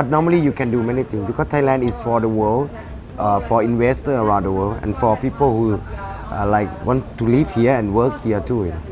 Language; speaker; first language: English; non-native, fluent; Thai